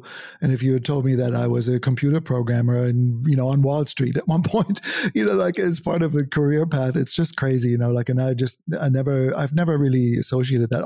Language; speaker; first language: English; non-native, fluent; German